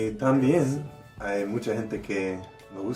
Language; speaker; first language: Spanish; non-native, learner; English